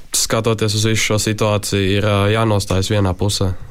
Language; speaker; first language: Latvian; native; Latvian